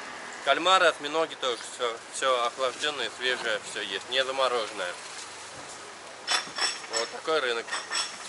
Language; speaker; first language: Russian; native; Russian